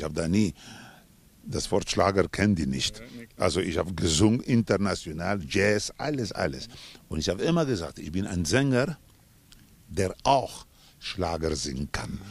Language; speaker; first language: German; non-native, fluent; Spanish